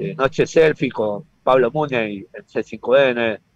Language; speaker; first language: Spanish; native; Spanish